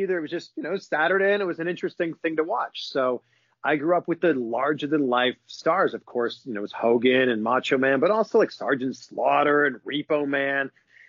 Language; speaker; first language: English; native; English